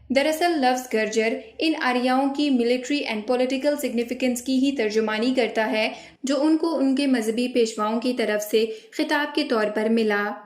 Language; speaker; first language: Urdu; non-native, local second language; Gujari